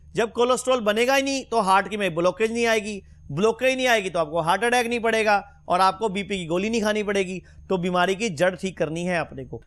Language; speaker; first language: Hindi; native; Hindi